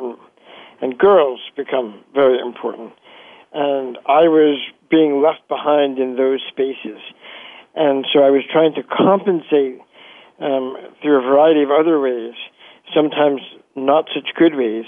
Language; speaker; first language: English; native; English